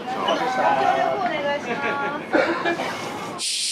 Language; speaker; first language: Japanese; native; Japanese